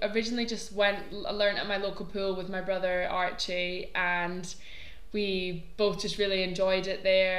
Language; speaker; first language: English; native; English